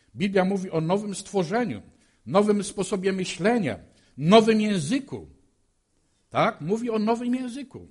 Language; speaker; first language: Polish; native; Polish